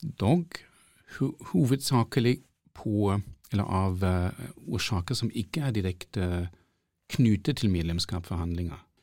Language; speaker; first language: Norwegian; non-native, fluent; German